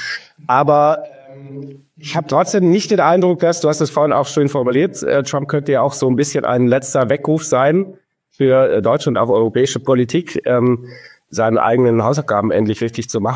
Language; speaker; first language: German; native; German